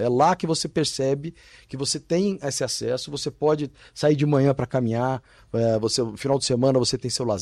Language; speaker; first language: Portuguese; native; Portuguese